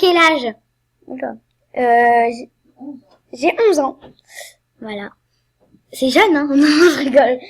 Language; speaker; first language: French; native; French